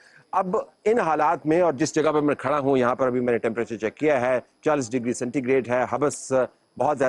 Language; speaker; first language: Urdu; native; Urdu